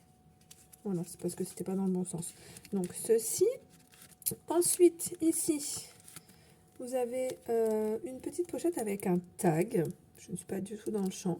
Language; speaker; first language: French; native; French